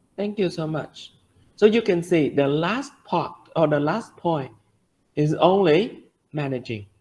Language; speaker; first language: English; non-native, fluent; Vietnamese